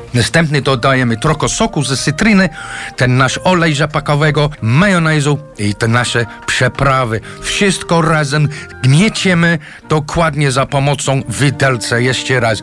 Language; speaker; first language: Polish; non-native, fluent; English